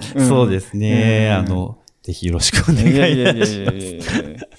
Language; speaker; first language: Japanese; native; Japanese